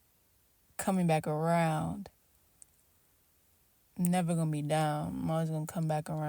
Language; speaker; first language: English; native; English